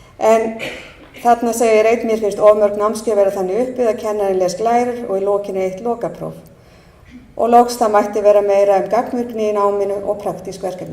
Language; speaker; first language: Icelandic; native; Icelandic